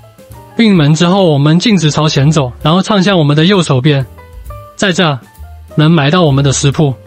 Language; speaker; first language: Chinese; native; Chinese